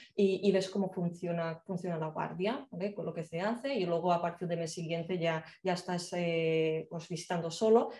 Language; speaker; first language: Spanish; non-native, fluent; Slovak